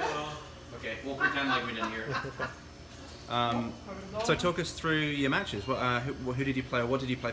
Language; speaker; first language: English; native; English